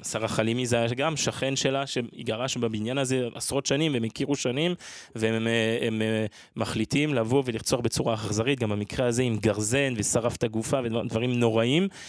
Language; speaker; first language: Hebrew; non-native, fluent; French